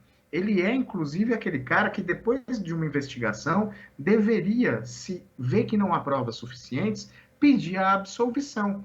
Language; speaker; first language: Portuguese; native; Portuguese